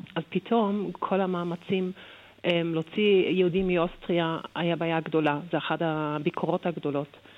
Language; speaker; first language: Hebrew; non-native, fluent; German